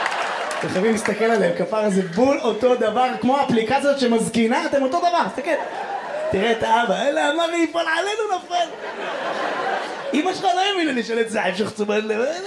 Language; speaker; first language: Hebrew; native; Hebrew